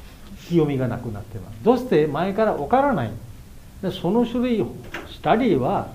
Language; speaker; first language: Japanese; non-native, learner; Bangla